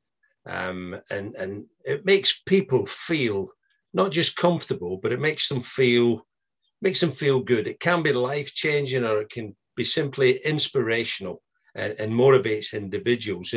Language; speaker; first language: English; native; English